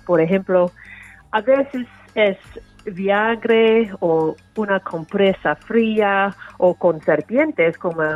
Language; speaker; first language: Spanish; non-native, learner; English